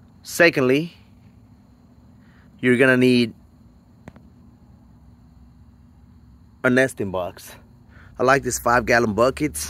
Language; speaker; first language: English; native; English